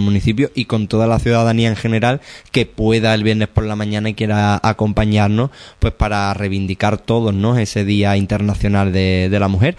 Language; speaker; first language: Spanish; native; Spanish